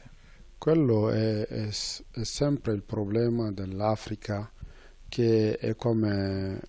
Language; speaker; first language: Italian; non-native, fluent; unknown